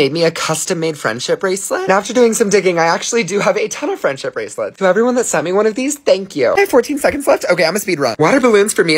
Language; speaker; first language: English; native; English